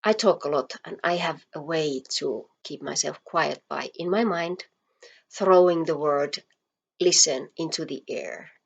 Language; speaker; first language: English; non-native, fluent; Finnish